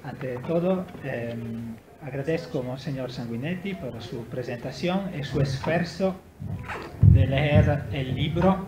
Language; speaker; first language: Spanish; non-native, learner; Italian